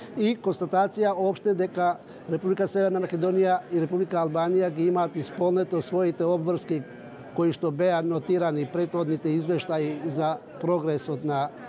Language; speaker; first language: Macedonian; non-native, local second language; Albanian